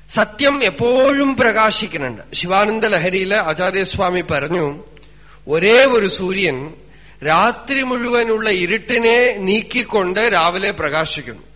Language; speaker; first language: Malayalam; non-native, local second language; Tamil